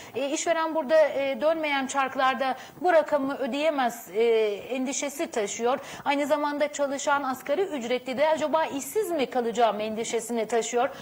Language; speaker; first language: Turkish; native; Turkish